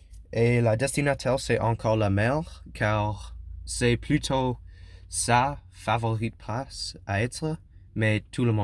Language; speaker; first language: French; non-native, learner; English